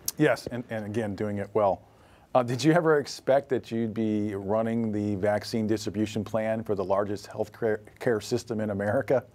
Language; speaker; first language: English; native; English